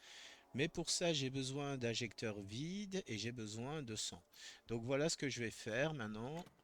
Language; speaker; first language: French; native; French